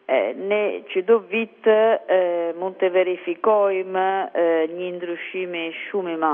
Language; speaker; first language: Albanian; non-native, learner; Italian